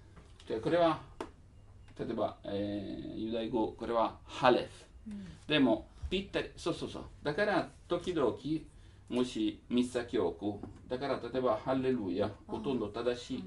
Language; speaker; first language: Japanese; non-native, learner; Italian